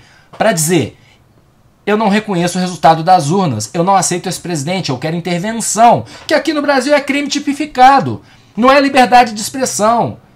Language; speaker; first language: Portuguese; native; Portuguese